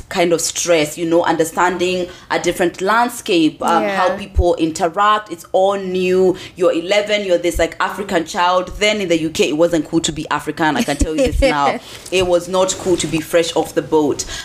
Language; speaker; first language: English; native; English